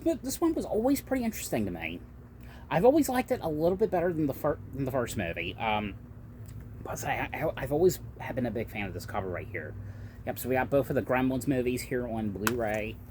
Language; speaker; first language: English; native; English